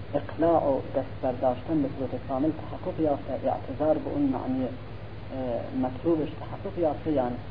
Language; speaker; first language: Persian; non-native, local second language; Central Kurdish